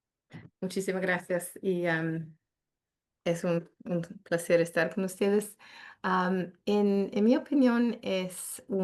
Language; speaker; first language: Spanish; non-native, fluent; English